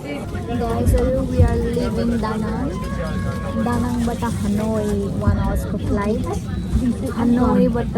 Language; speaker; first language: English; non-native, fluent; Nepali